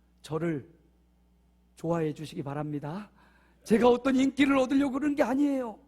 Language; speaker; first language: Korean; native; Korean